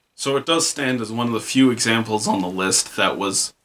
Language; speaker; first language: English; native; English